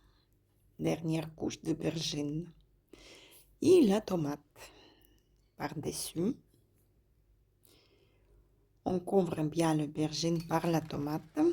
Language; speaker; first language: French; non-native, fluent; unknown